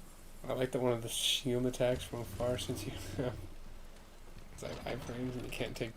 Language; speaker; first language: English; native; English